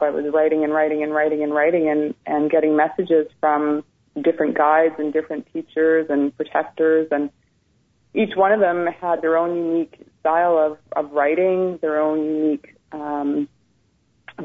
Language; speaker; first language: English; native; English